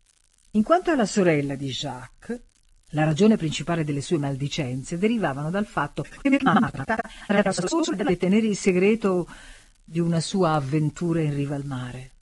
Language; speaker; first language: Italian; native; Italian